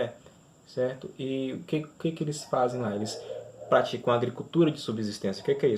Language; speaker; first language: Portuguese; native; Portuguese